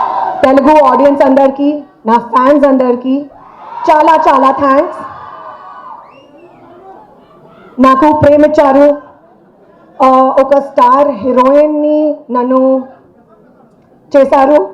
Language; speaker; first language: Telugu; non-native, local second language; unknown